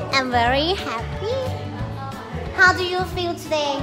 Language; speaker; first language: English; non-native, learner; Thai